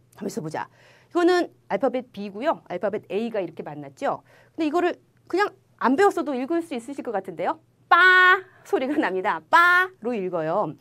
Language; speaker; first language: Korean; native; Korean